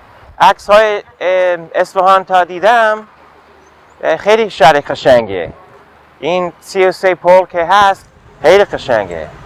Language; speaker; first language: Persian; non-native, fluent; English